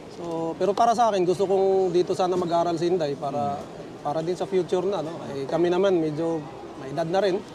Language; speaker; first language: Filipino; non-native, local second language; Cebuano